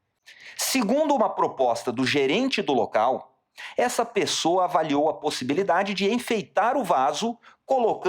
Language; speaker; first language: Portuguese; native; Portuguese